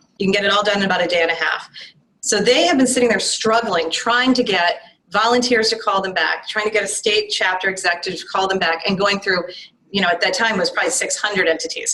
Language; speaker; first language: English; native; English